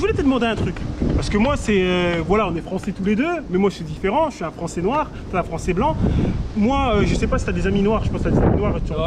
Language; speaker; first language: French; native; French